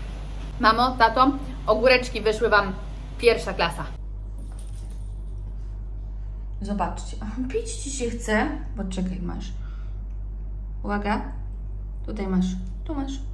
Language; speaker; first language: Polish; native; Polish